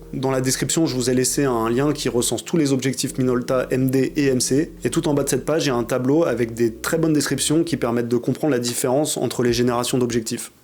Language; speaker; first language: French; native; French